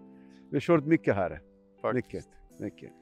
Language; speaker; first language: Swedish; non-native, learner; Persian